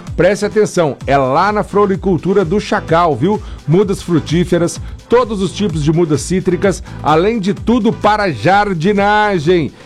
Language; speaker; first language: Portuguese; native; Portuguese